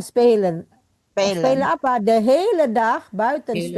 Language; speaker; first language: Dutch; non-native, fluent; Indonesian